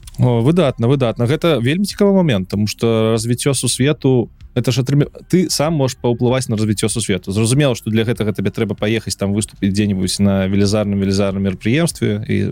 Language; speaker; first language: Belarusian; non-native, local second language; Russian